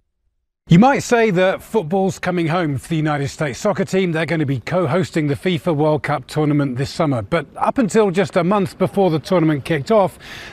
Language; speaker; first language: English; native; English